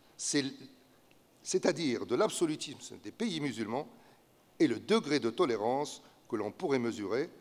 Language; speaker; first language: French; non-native, local second language; Arabic